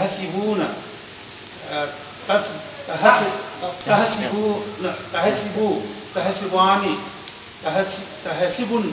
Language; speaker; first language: Arabic; non-native, learner; Urdu